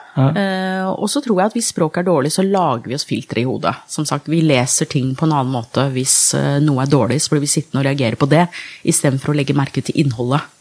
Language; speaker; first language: Norwegian; early bilingual, other home language; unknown